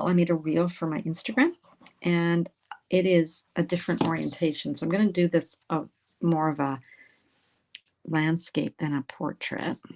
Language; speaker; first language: English; native; English